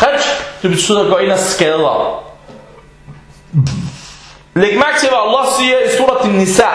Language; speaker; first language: Danish; early bilingual, other home language; Arabic